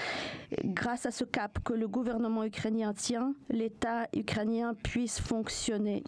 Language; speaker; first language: French; non-native, fluent; Ukrainian